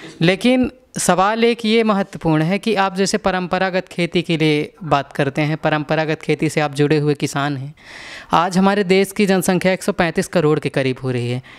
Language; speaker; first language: Hindi; native; Hindi